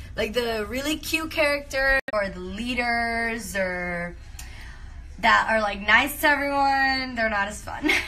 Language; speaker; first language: English; early bilingual, heritage; Spanish